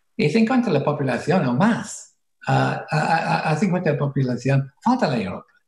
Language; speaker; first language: Spanish; non-native, fluent; English